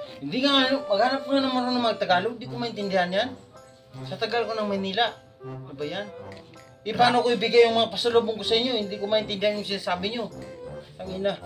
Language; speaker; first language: Filipino; non-native, local second language; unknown